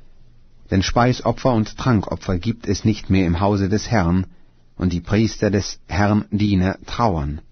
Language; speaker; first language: German; native; German